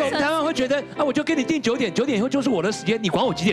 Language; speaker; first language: Chinese; native; Chinese